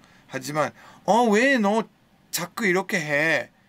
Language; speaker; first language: Korean; non-native, learner; English